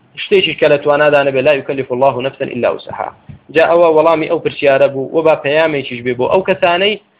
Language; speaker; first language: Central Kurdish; native; Central Kurdish